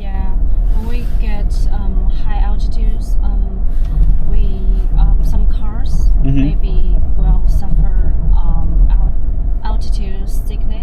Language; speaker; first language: English; non-native, learner; Chinese